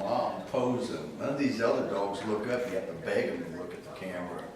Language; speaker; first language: English; native; English